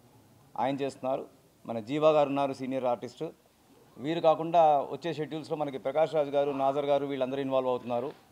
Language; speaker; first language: Telugu; native; Telugu